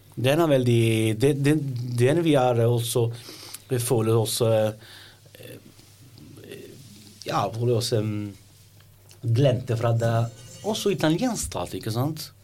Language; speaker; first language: Norwegian; non-native, learner; Italian